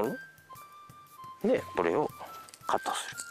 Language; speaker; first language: Japanese; native; Japanese